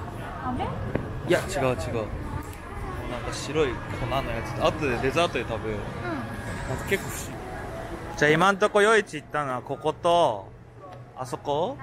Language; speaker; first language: Japanese; native; Japanese